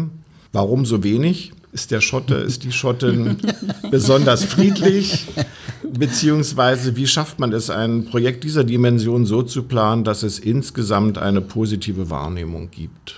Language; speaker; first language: German; native; German